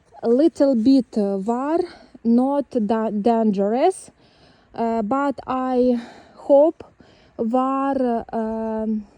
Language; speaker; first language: English; non-native, learner; Ukrainian